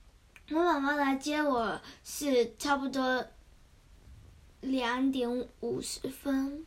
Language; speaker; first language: Chinese; early bilingual, heritage; Chinese